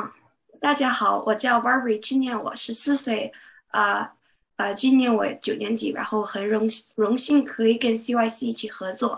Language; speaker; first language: Chinese; early bilingual, heritage; Chinese